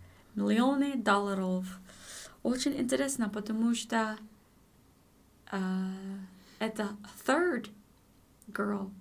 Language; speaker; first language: Russian; non-native, learner; English